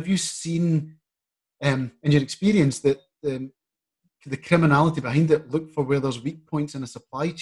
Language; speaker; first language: English; native; English